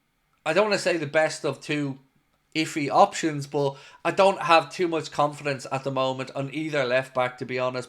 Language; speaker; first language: English; native; English